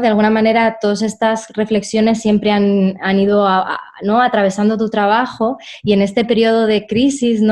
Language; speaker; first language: Spanish; native; Spanish